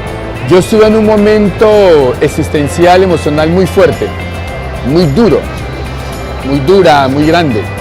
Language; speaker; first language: Spanish; native; Spanish